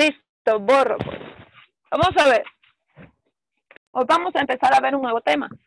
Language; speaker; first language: Spanish; native; Spanish